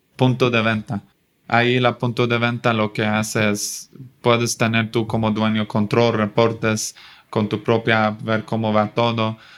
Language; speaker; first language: Spanish; non-native, fluent; Swedish